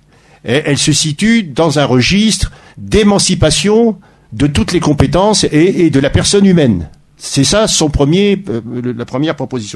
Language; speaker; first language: French; native; French